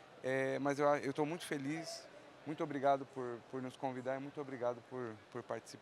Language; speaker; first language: Portuguese; native; Portuguese